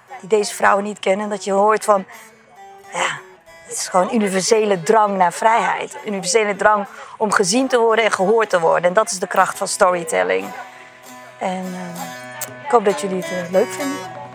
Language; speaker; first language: Dutch; non-native, learner; Persian